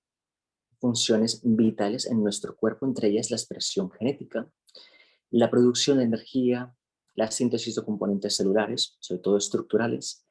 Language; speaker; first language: Spanish; native; Spanish